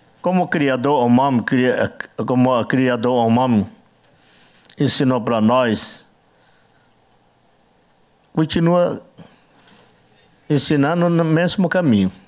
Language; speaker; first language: Portuguese; non-native, learner; Yanomámi